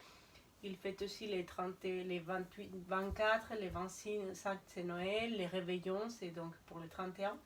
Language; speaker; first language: French; non-native, fluent; Spanish